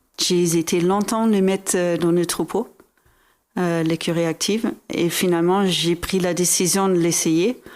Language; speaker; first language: French; non-native, fluent; German